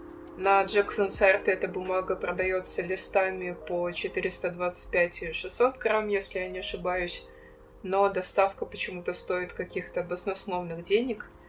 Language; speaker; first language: Russian; native; Russian